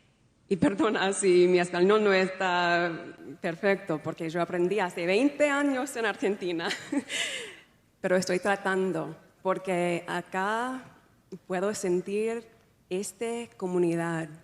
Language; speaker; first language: Spanish; non-native, fluent; English